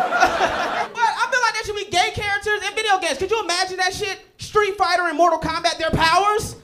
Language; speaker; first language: English; native; English